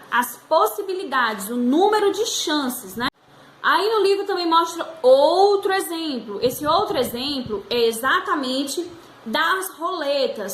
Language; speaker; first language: Portuguese; native; Portuguese